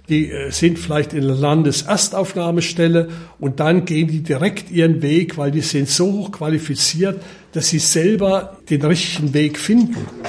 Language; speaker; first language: German; native; German